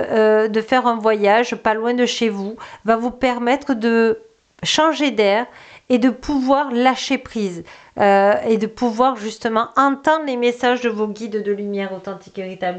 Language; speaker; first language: French; native; French